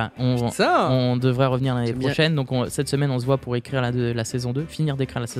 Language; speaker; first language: French; native; French